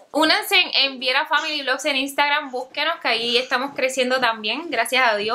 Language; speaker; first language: Spanish; native; Spanish